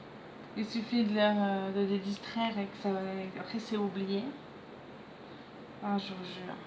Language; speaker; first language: French; native; French